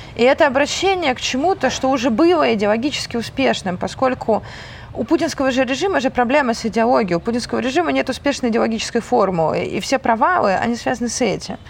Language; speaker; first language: Russian; native; Russian